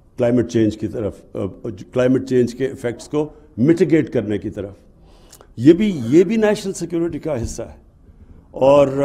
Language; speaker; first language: Urdu; native; Urdu